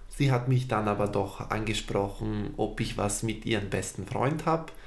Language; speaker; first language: German; native; German